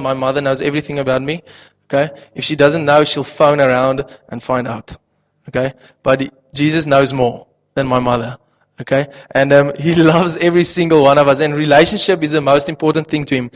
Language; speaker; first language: English; non-native, local second language; Afrikaans